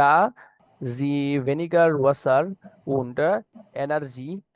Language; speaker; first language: German; non-native, learner; Bangla